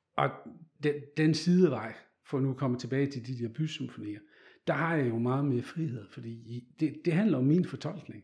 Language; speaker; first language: Danish; non-native, fluent; Dutch